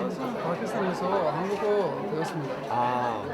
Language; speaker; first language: Korean; non-native, learner; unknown